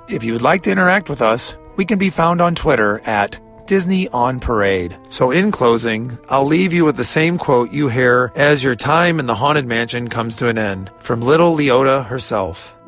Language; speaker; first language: English; native; English